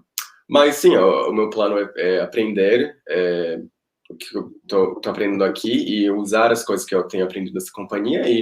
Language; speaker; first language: Portuguese; non-native, fluent; Spanish